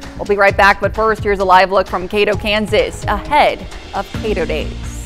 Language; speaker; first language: English; native; English